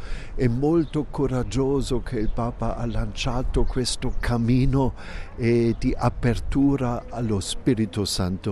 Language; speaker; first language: Italian; non-native, fluent; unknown